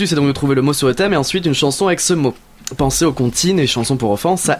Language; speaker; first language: French; native; French